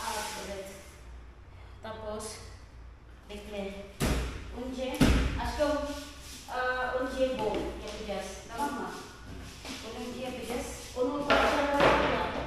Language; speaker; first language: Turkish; non-native, learner; Filipino